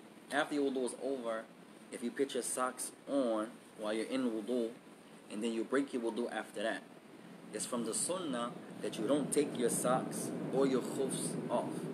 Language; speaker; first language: English; native; English